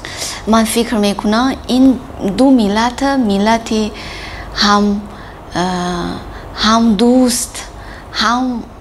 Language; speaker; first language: Persian; non-native, learner; Chinese